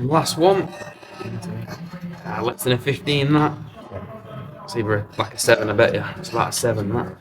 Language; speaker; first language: English; native; English